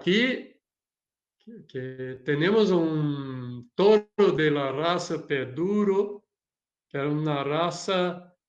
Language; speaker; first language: Spanish; non-native, learner; Portuguese